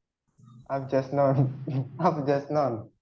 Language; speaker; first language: English; non-native, fluent; Indonesian